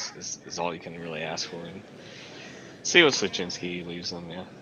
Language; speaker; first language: English; native; English